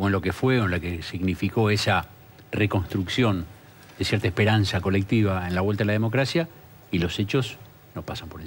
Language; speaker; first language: Spanish; native; Spanish